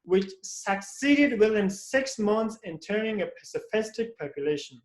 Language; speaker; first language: English; non-native, fluent; Persian